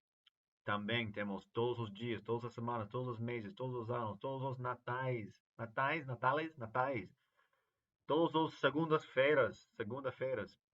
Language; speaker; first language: Portuguese; non-native, fluent; English